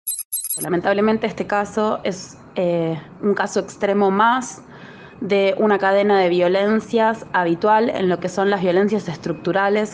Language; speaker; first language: Spanish; native; Spanish